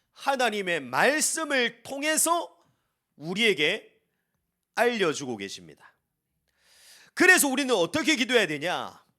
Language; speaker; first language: Korean; native; Korean